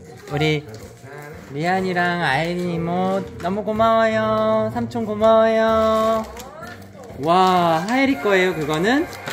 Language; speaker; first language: Korean; native; Korean